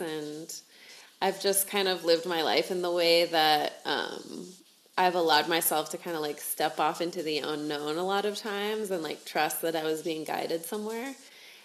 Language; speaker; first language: English; native; English